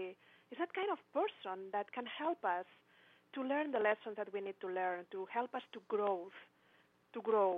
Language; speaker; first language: English; non-native, fluent; Spanish